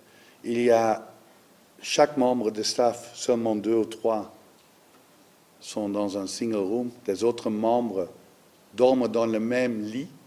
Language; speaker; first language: French; non-native, learner; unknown